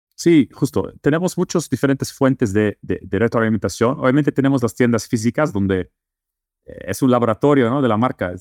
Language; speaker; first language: Spanish; non-native, fluent; Dutch